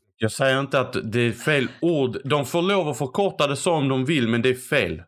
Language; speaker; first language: Swedish; early bilingual, other home language; Arabic